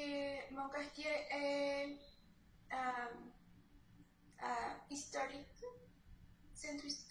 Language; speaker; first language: French; non-native, learner; Spanish